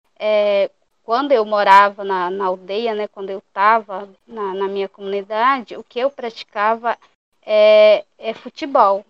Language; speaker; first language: Portuguese; non-native, local second language; Guarani